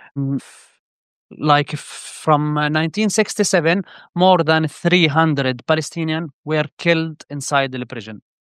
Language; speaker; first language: English; non-native, learner; Arabic